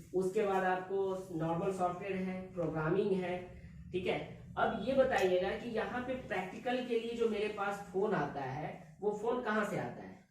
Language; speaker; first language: Hindi; native; Hindi